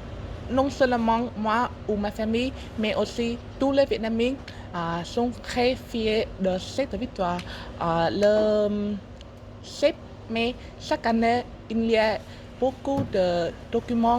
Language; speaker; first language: French; non-native, learner; Vietnamese